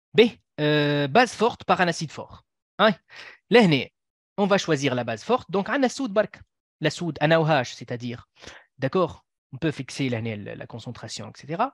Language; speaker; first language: French; non-native, local second language; Arabic